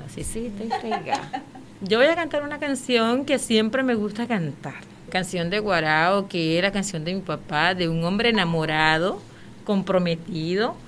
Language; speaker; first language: Spanish; non-native, local second language; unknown